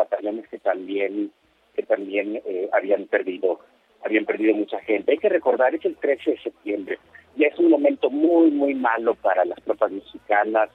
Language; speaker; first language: Spanish; native; Spanish